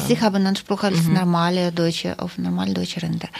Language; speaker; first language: German; non-native, fluent; Russian